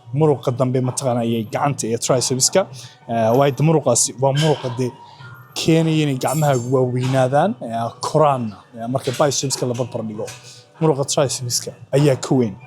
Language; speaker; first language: Somali; early bilingual, heritage; Somali